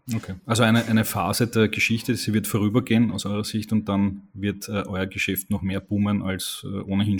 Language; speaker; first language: German; native; German